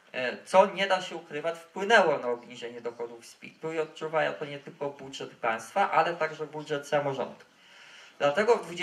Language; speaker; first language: Polish; native; Polish